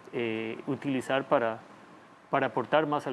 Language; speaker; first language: Spanish; native; Spanish